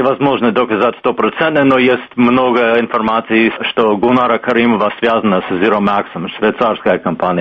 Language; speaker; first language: Russian; non-native, fluent; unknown